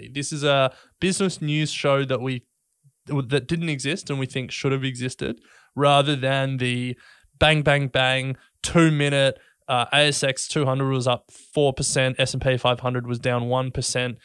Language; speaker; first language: English; native; English